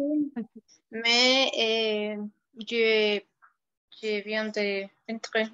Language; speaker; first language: French; non-native, fluent; Spanish